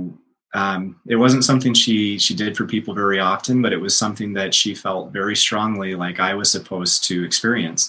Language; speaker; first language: English; native; English